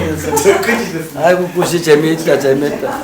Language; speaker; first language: Korean; native; Korean